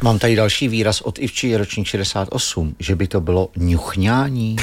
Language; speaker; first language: Czech; native; Czech